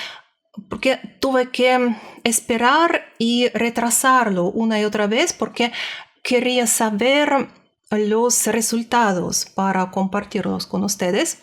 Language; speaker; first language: Spanish; non-native, learner; Russian